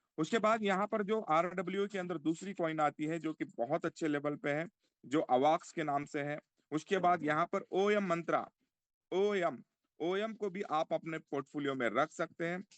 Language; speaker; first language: Hindi; non-native, local second language; Marathi